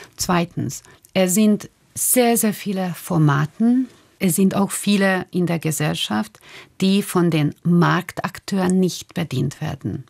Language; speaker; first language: German; non-native, fluent; Hungarian